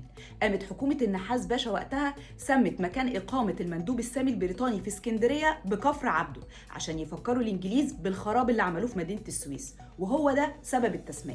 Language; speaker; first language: Arabic; native; Arabic